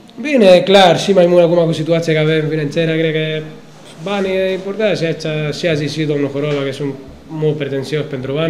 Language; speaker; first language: Romanian; non-native, fluent; Arabic